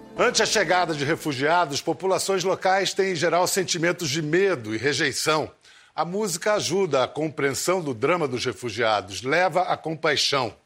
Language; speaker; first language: Portuguese; native; Portuguese